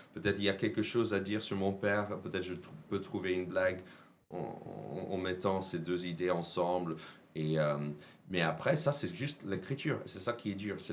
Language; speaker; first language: French; non-native, fluent; English